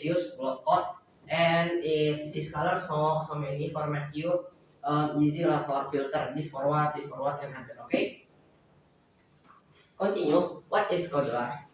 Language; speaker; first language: English; non-native, learner; Indonesian